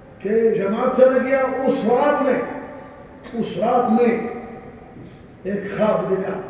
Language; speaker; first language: Urdu; non-native, learner; Arabic